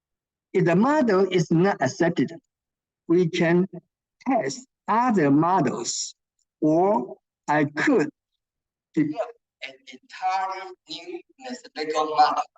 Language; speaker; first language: English; non-native, fluent; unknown